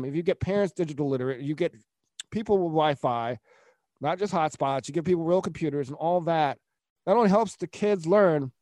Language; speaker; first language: English; native; English